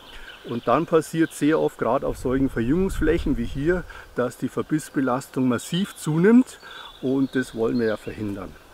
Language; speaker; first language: German; native; German